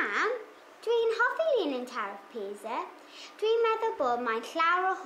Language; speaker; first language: Welsh; non-native, learner; English